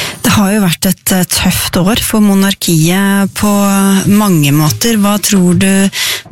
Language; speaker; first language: Norwegian; native; Norwegian